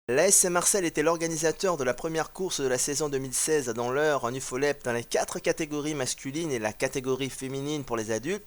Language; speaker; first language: French; native; French